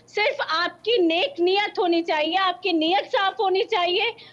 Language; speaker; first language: Hindi; native; Hindi